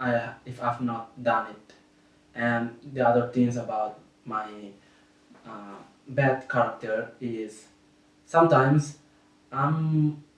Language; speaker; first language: English; non-native, learner; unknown